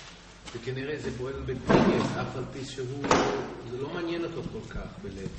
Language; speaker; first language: Hebrew; non-native, learner; English